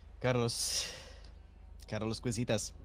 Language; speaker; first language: Spanish; non-native, learner; Polish